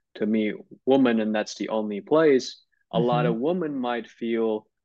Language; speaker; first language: English; non-native, fluent; Turkish